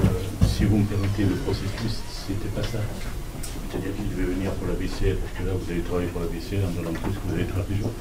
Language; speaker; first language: French; native; French